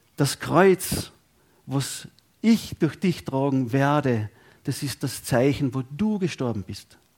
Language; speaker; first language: German; native; German